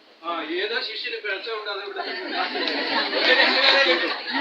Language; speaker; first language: Malayalam; native; Malayalam